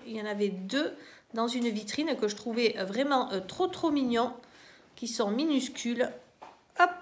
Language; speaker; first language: French; native; French